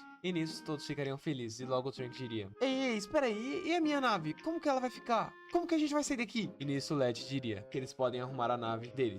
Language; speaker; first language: Portuguese; native; Portuguese